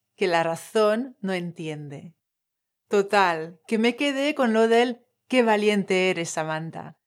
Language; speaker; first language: Spanish; non-native, fluent; French